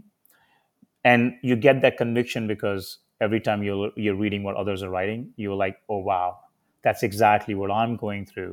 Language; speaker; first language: English; non-native, local second language; Hindi